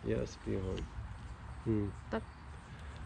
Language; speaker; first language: Arabic; native; Arabic